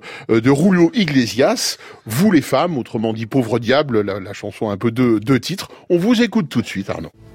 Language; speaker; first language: French; native; French